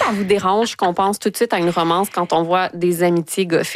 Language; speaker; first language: French; native; French